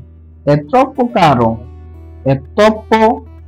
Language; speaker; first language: Italian; non-native, fluent; Bangla